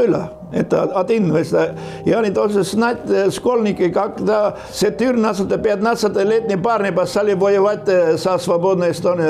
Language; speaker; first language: Russian; non-native, learner; Estonian